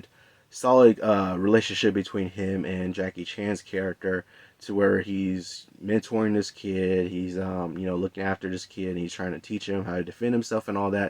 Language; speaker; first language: English; native; English